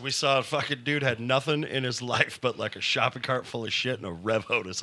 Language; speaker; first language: English; native; English